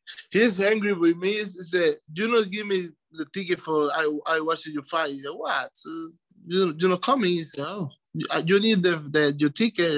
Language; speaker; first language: English; non-native, learner; Spanish